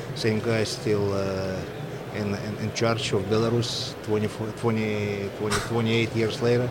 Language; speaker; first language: English; non-native, fluent; Russian